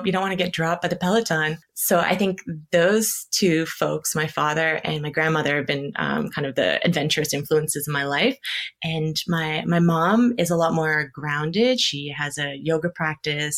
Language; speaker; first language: English; native; English